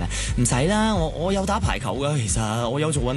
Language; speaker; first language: Cantonese; native; Cantonese